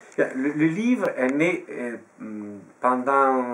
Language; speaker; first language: French; non-native, fluent; Italian